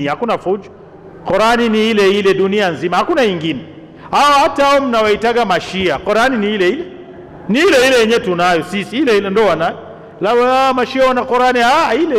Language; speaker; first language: Swahili; non-native, local second language; Rundi